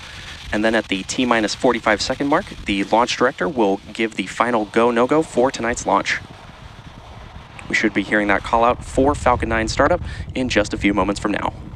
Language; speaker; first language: English; native; English